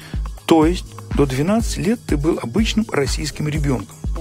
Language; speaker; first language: Russian; native; Russian